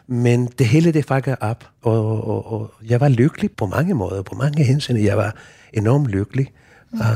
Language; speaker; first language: Danish; non-native, fluent; Spanish